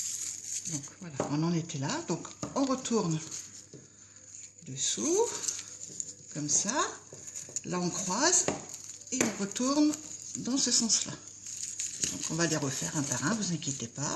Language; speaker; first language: French; native; French